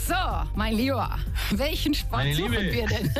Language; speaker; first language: German; native; German